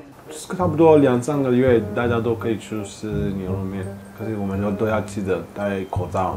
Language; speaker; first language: Chinese; non-native, fluent; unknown